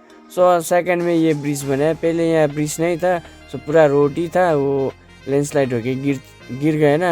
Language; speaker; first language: Hindi; non-native, local second language; Nepali